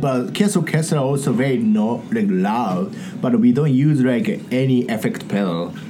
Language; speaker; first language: English; non-native, learner; Japanese